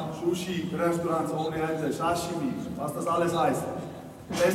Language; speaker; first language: German; non-native, fluent; Icelandic